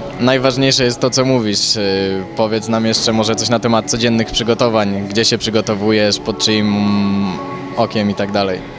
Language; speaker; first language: Polish; native; Polish